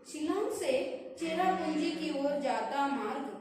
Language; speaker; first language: Hindi; non-native, local second language; Kannada